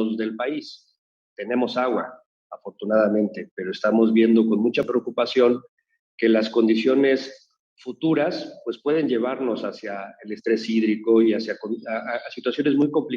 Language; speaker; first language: Spanish; native; Spanish